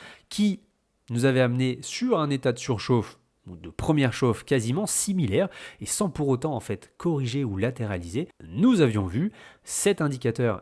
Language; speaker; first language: French; native; French